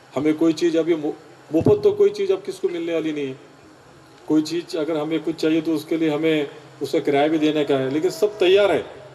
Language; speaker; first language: Hindi; non-native, local second language; Marathi